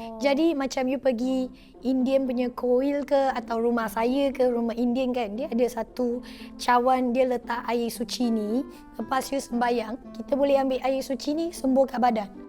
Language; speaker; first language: Malay; non-native, local second language; Tamil